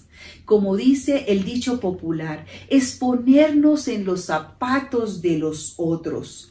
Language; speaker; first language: Spanish; native; Spanish